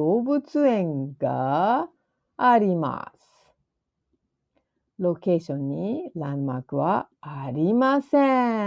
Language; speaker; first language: Japanese; non-native, fluent; English